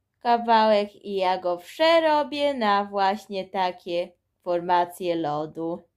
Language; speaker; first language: Polish; early bilingual, heritage; Polish